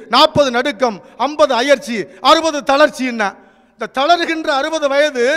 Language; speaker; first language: Tamil; native; Tamil